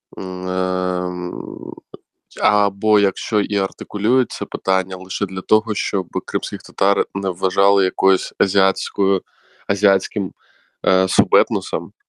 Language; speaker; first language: Ukrainian; non-native, local second language; Crimean Tatar